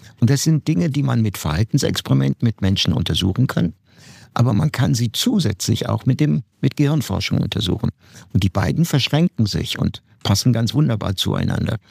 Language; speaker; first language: German; non-native, fluent; Turkish